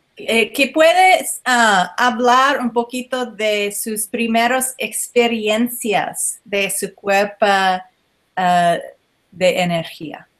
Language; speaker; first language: Spanish; non-native, learner; English